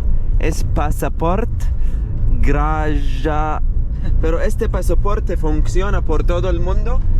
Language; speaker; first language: Spanish; non-native, learner; Arabic